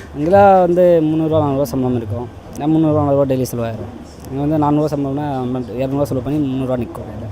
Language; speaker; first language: Tamil; non-native, learner; Hindi